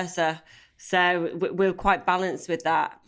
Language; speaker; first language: English; native; English